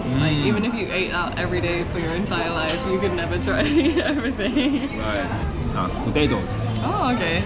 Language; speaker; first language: English; native; English